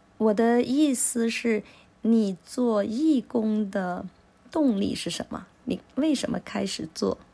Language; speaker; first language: Chinese; non-native, local second language; Cantonese